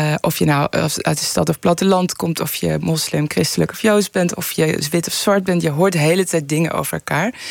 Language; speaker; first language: Dutch; early bilingual, other home language; Persian